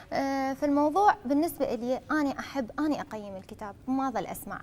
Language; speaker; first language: Arabic; native; Arabic